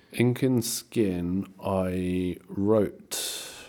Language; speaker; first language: English; native; English